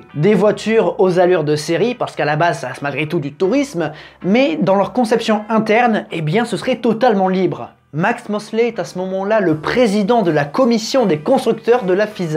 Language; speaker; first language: French; native; French